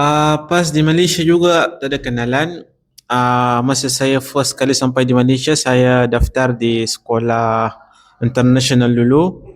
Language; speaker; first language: Indonesian; non-native, learner; Arabic